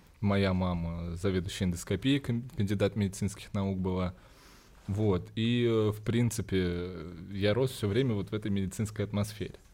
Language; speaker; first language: Russian; native; Russian